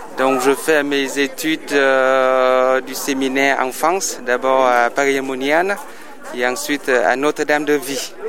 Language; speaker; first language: French; non-native, fluent; Vietnamese